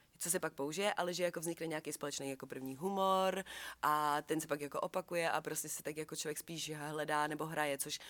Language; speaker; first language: Czech; native; Czech